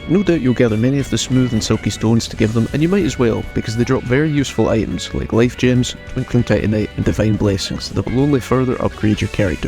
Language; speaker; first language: English; native; English